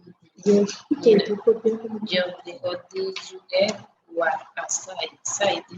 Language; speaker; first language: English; non-native, learner; Spanish